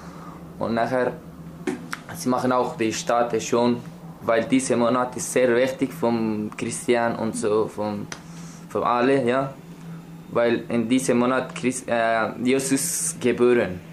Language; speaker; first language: German; non-native, learner; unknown